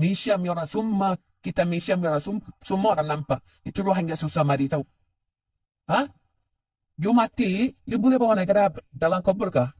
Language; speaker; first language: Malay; non-native, learner; Rohingya